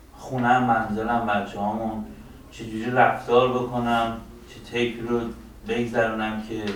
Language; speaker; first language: Persian; native; Persian